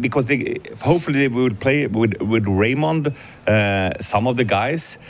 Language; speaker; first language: English; non-native, fluent; Swedish